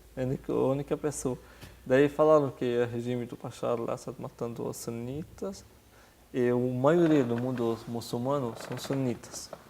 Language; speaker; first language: Portuguese; non-native, fluent; Arabic